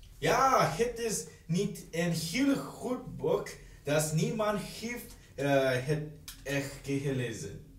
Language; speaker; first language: Dutch; non-native, learner; English